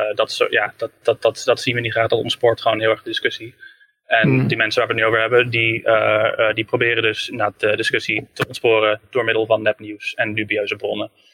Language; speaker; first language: Dutch; native; Dutch